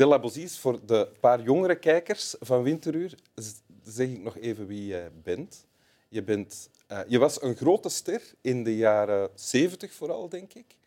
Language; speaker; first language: Dutch; native; Dutch